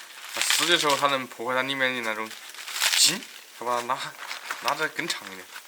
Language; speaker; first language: Chinese; native; Chinese